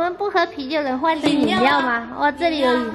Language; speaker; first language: Chinese; native; Chinese